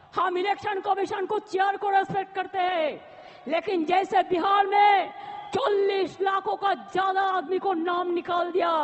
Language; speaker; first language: Hindi; non-native, local second language; Bangla